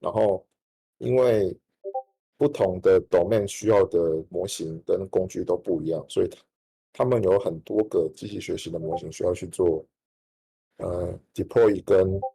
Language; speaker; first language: Chinese; native; Chinese